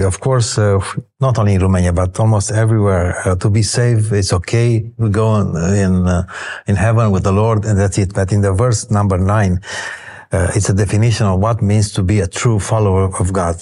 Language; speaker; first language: English; non-native, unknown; Romanian